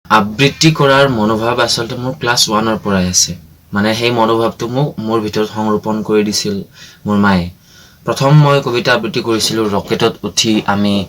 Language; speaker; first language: Assamese; native; Assamese